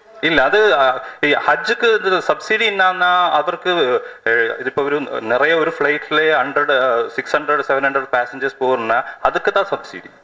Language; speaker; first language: Tamil; non-native, learner; Malayalam